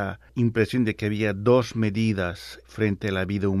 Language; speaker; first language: Spanish; native; Spanish